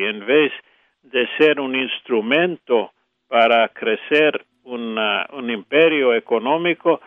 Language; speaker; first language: Spanish; non-native, fluent; English